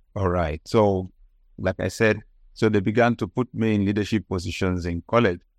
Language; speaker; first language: English; non-native, local second language; Yoruba